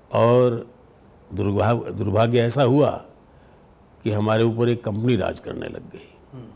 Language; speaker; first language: Hindi; native; Hindi